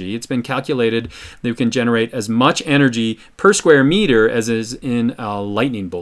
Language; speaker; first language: English; native; English